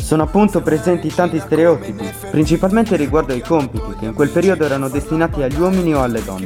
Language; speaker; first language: Italian; native; Italian